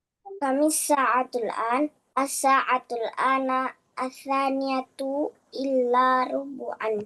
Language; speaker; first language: Arabic; non-native, learner; Indonesian